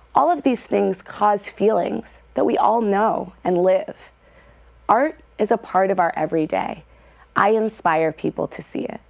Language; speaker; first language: English; native; English